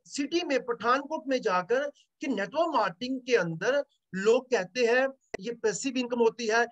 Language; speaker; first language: Hindi; native; Hindi